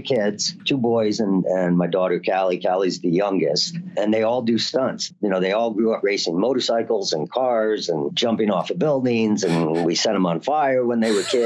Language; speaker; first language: English; native; English